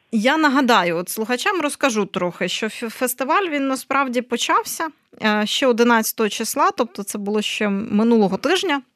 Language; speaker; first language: Ukrainian; native; Ukrainian